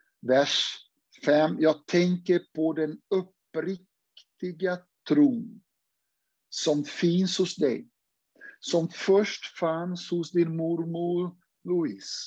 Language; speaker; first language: Swedish; non-native, fluent; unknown